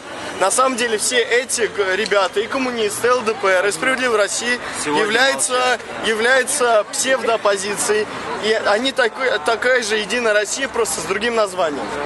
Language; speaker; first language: Russian; native; Russian